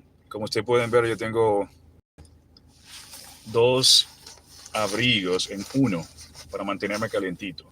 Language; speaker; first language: Spanish; early bilingual, heritage; Spanish